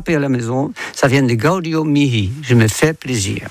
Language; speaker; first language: French; non-native, fluent; Dutch